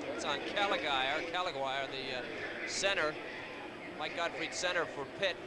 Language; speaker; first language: English; native; English